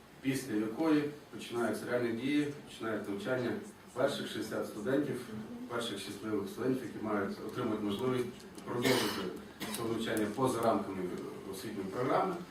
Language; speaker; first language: Ukrainian; native; Ukrainian